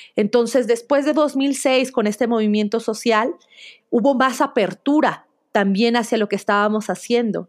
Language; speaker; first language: Spanish; native; Spanish